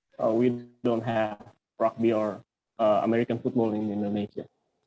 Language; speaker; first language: English; non-native, fluent; Indonesian